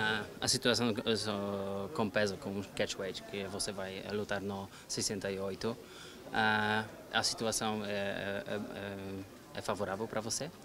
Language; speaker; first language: Portuguese; non-native, fluent; Polish